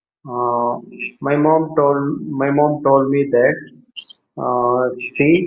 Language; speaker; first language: English; non-native, learner; Hindi